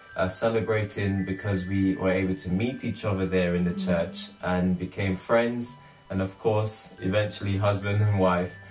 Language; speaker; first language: English; native; English